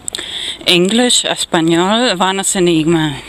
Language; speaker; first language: Spanish; non-native, fluent; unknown